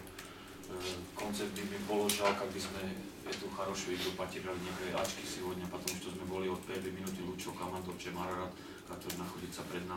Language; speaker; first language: Russian; non-native, learner; Slovak